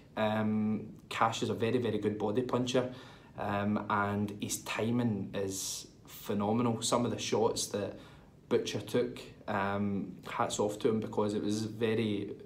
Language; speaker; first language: English; native; English